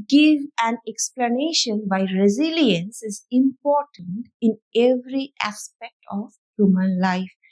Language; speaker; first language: English; non-native, local second language; Bangla